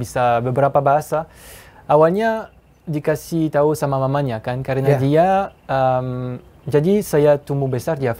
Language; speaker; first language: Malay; non-native, fluent; French